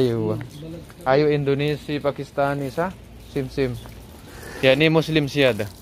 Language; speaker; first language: Arabic; non-native, learner; Indonesian